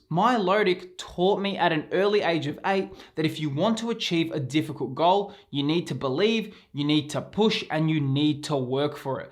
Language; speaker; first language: English; native; English